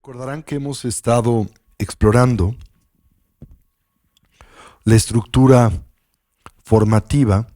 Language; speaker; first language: Spanish; native; Spanish